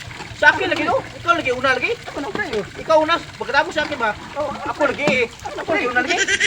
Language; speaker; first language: Filipino; non-native, local second language; Cebuano